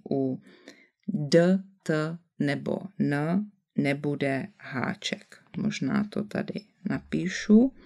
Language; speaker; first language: Czech; native; Czech